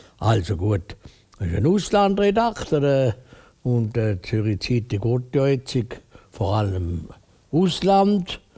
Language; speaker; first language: German; native; German